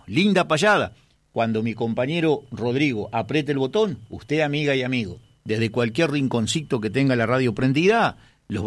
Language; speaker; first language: Spanish; native; Spanish